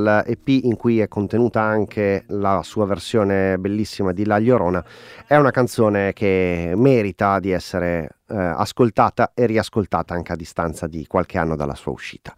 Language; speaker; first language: Italian; native; Italian